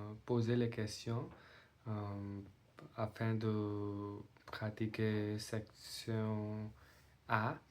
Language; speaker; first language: French; non-native, learner; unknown